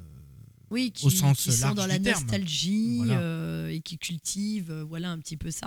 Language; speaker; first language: French; native; French